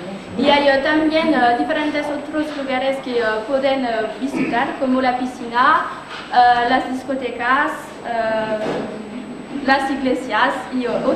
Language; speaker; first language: Spanish; non-native, learner; French